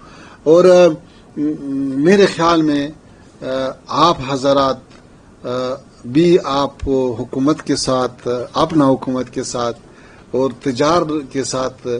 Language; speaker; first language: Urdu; non-native, fluent; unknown